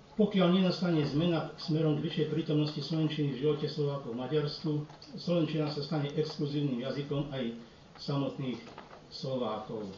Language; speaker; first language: Slovak; early bilingual, heritage; Slovak